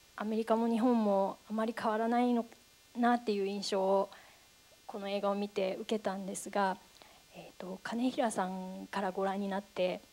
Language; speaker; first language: Japanese; native; Japanese